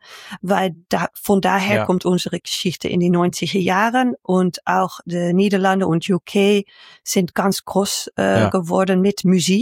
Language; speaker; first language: German; non-native, learner; Dutch